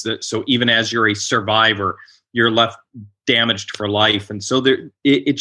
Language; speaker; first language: English; native; English